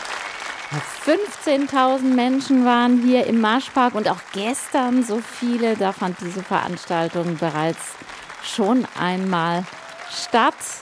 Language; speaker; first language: German; native; German